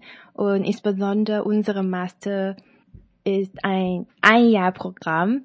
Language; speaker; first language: German; non-native, learner; Chinese